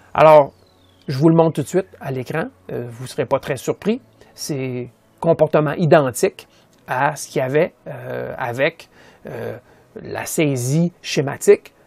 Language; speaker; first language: French; native; French